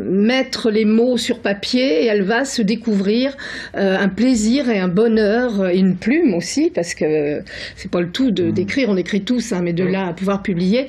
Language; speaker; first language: French; native; French